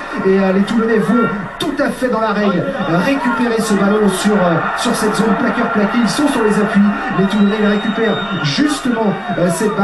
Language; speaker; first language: French; native; French